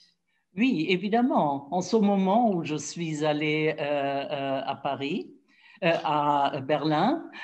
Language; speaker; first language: French; non-native, fluent; German